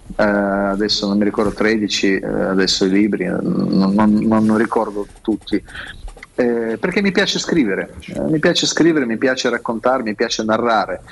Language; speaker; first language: Italian; non-native, fluent; Russian